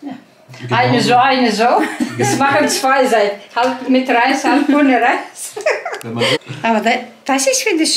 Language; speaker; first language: German; non-native, learner; Greek